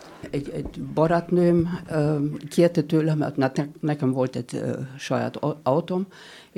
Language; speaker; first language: Hungarian; non-native, learner; German